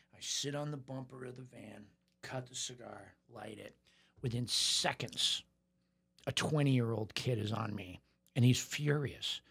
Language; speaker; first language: English; native; English